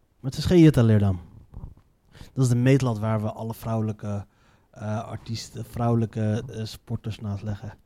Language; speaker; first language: Dutch; native; Dutch